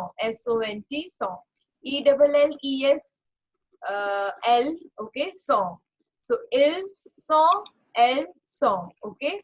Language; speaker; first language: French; non-native, fluent; Hindi